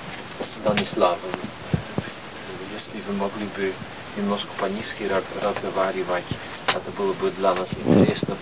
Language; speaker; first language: Russian; non-native, fluent; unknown